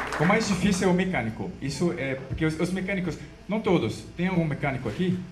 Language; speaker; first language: Portuguese; non-native, fluent; French